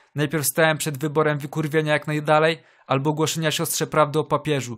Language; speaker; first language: Polish; native; Polish